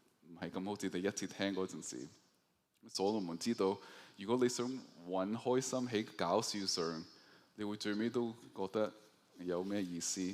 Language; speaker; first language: Cantonese; early bilingual, heritage; Cantonese